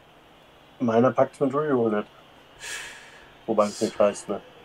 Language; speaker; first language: German; native; German